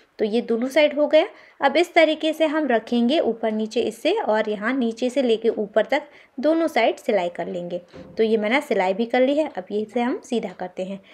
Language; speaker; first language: Hindi; non-native, local second language; Gujarati